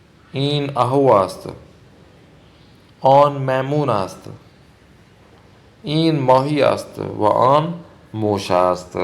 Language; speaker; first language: Persian; non-native, fluent; Urdu